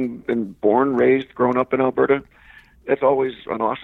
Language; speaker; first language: English; native; English